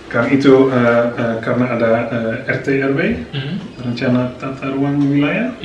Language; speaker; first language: Indonesian; non-native, fluent; Dutch